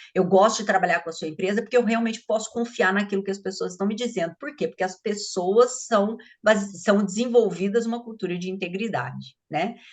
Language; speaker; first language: Portuguese; native; Portuguese